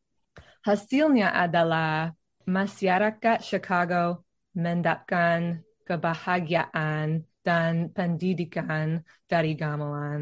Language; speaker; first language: Indonesian; non-native, learner; English